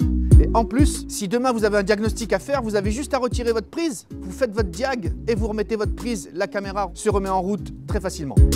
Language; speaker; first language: French; native; French